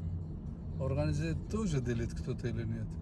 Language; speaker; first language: Russian; non-native, learner; Turkish